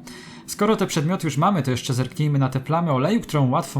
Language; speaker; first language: Polish; native; Polish